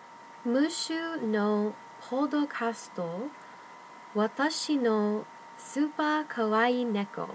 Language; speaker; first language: Japanese; non-native, learner; English